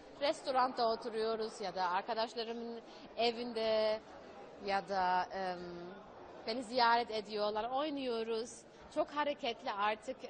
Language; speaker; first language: Turkish; early bilingual, heritage; German